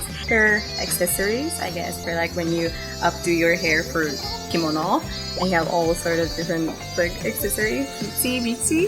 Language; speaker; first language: English; non-native, fluent; Persian